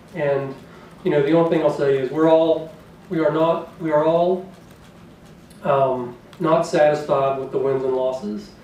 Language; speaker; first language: English; native; English